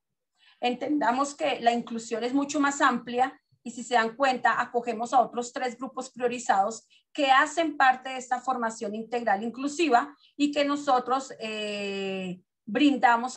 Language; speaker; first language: Spanish; native; Spanish